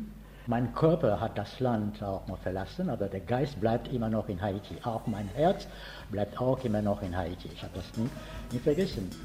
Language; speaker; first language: German; non-native, fluent; Haitian Creole